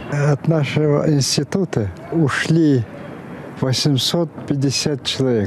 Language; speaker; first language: Russian; non-native, fluent; Mongolian